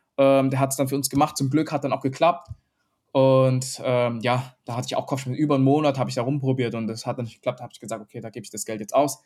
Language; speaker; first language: German; early bilingual, other home language; Vietnamese